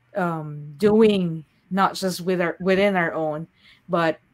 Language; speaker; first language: English; non-native, local second language; Filipino